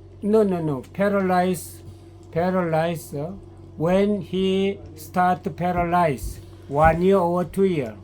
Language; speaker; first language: English; non-native, learner; Korean